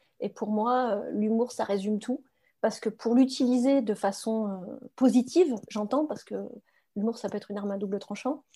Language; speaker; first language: French; native; French